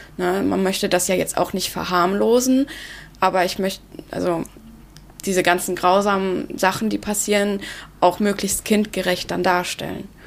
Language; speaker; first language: German; early bilingual, other home language; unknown